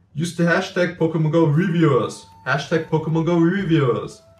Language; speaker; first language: English; non-native, fluent; German